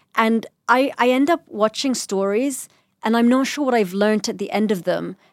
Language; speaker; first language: English; native; English